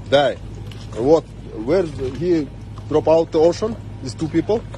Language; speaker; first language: English; non-native, learner; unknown